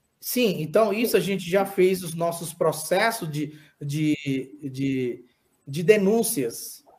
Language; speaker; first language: Portuguese; non-native, local second language; Yanomámi